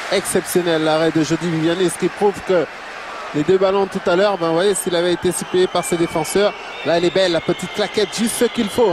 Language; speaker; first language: French; native; French